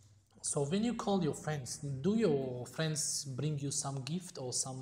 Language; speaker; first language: English; non-native, fluent; Tajik